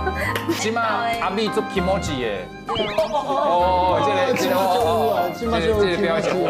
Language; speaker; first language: Chinese; native; Chinese